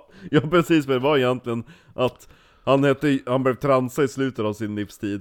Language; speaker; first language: Swedish; native; Swedish